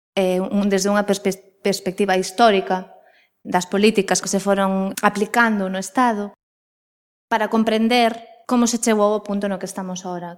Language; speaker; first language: Galician; non-native, local second language; Spanish